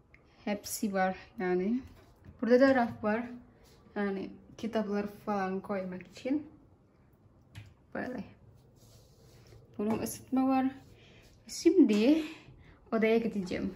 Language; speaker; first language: Turkish; non-native, learner; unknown